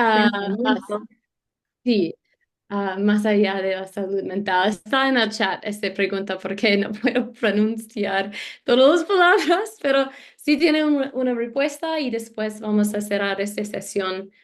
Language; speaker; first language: Spanish; non-native, learner; English